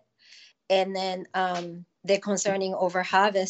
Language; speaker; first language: English; non-native, fluent; Japanese